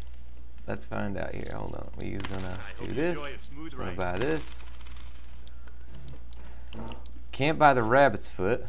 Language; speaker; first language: English; native; English